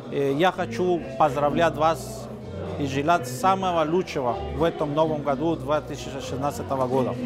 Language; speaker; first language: Russian; non-native, learner; Spanish